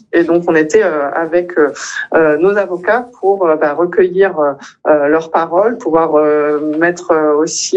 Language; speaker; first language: French; native; French